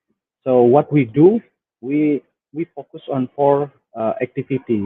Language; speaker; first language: English; non-native, fluent; Indonesian